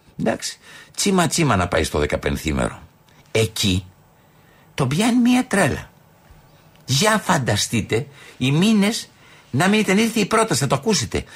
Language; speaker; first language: Greek; native; Greek